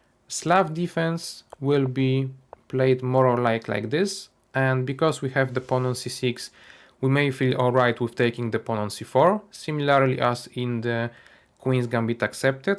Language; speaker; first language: English; non-native, fluent; Polish